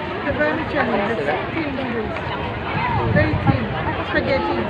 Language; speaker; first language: English; non-native, fluent; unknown